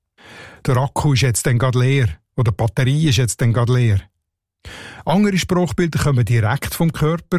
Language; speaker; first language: German; native; German